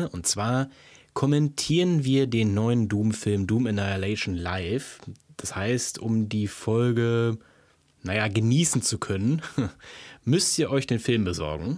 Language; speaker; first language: German; native; German